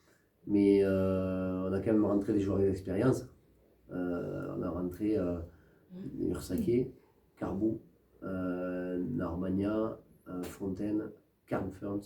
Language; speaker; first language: French; native; French